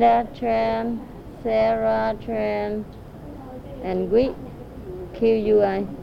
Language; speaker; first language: English; non-native, learner; Vietnamese